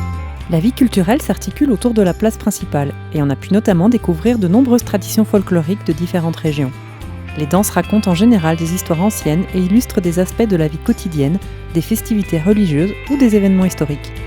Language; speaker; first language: French; native; French